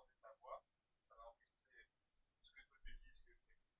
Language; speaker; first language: French; native; French